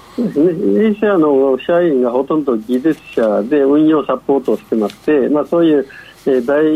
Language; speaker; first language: Japanese; non-native, fluent; Chinese